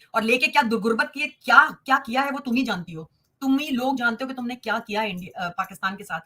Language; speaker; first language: Hindi; native; Hindi